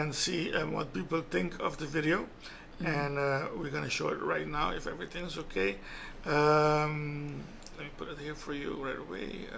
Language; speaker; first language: English; non-native, local second language; Papiamento